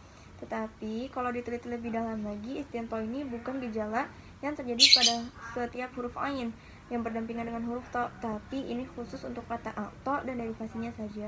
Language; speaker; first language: Indonesian; native; Indonesian